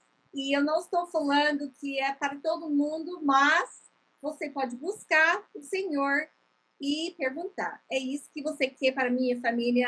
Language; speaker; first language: Portuguese; non-native, fluent; English